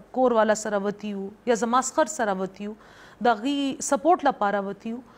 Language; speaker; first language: Pashto; non-native, local second language; Northern Hindko